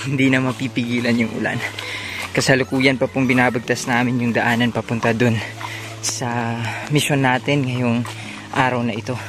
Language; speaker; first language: Filipino; non-native, local second language; Cebuano